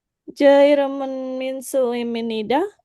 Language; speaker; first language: Korean; non-native, learner; Indonesian